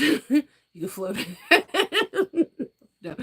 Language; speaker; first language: English; native; English